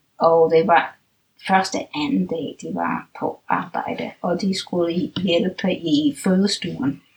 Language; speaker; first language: Danish; non-native, fluent; English